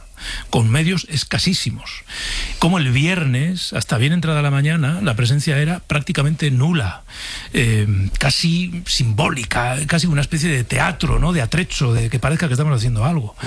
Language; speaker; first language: Spanish; native; Spanish